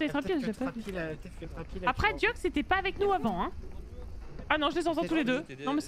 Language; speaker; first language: French; native; French